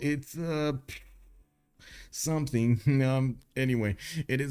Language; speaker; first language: English; non-native, fluent; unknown